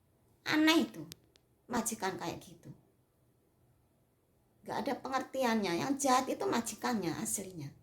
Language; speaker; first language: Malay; non-native, local second language; Javanese